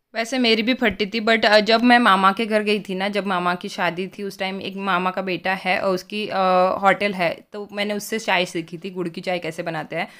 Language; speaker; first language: Hindi; native; Hindi